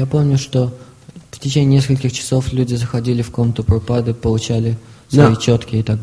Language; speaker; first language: Russian; native; Russian